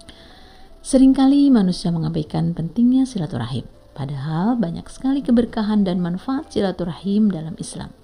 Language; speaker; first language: Indonesian; native; Indonesian